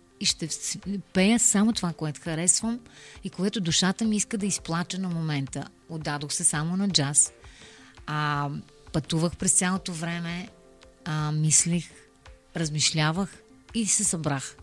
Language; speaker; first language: Bulgarian; native; Bulgarian